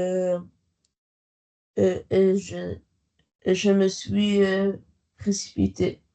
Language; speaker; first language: French; non-native, learner; Arabic